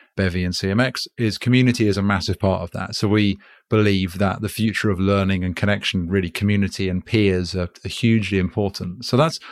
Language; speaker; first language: English; native; English